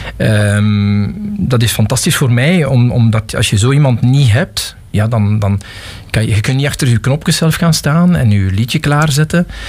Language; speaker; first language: Dutch; native; Dutch